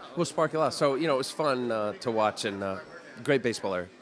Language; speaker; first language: English; native; English